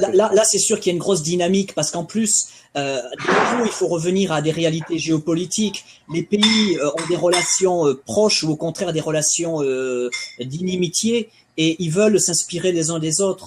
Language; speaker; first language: French; native; French